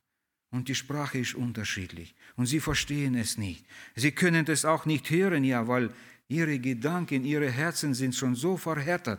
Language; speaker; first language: German; early bilingual, heritage; German